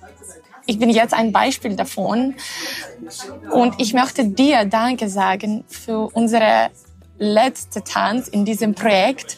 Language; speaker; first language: German; non-native, learner; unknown